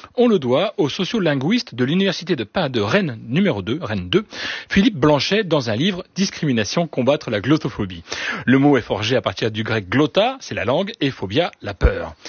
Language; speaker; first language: French; native; French